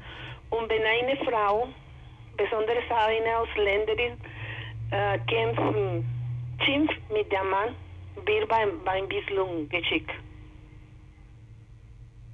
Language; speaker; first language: German; non-native, learner; Spanish